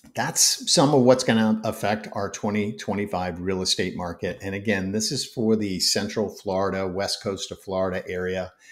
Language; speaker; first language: English; native; English